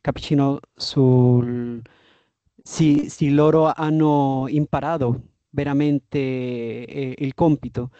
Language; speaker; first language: Italian; non-native, learner; Spanish